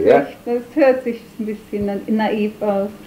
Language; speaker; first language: German; non-native, fluent; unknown